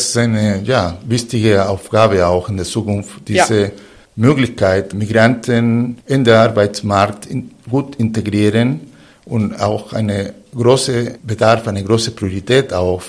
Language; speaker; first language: German; non-native, fluent; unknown